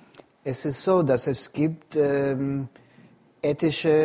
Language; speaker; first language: German; non-native, fluent; English